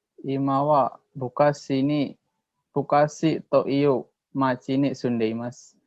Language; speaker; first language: Japanese; non-native, learner; Indonesian